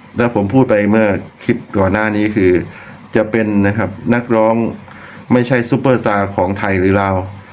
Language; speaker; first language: Thai; non-native, local second language; Lao